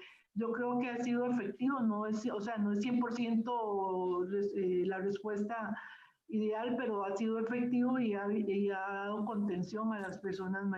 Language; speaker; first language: Spanish; native; Spanish